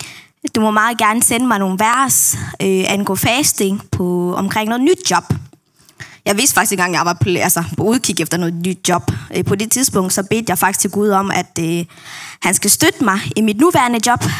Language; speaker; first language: Danish; non-native, local second language; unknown